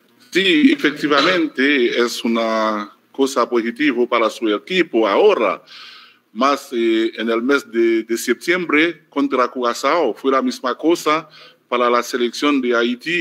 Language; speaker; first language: Spanish; non-native, fluent; Haitian Creole